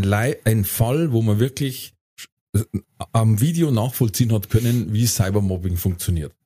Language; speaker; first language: German; native; German